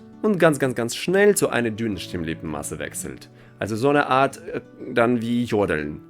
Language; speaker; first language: German; non-native, fluent; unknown